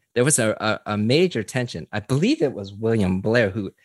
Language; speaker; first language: English; early bilingual, other home language; Korean